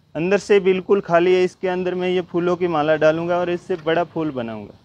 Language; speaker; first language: Hindi; native; Hindi